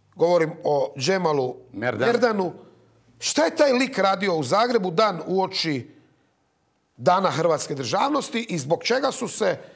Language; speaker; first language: Croatian; native; Croatian